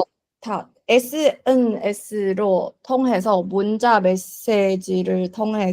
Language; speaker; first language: Korean; non-native, learner; Chinese